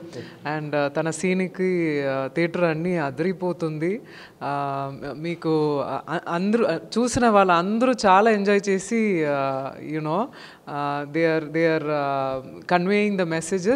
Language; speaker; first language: Telugu; non-native, fluent; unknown